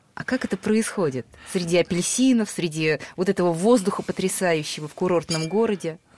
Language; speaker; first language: Russian; native; Russian